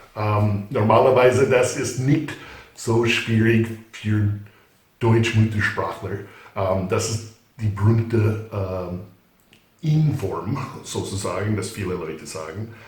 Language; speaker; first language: German; non-native, fluent; English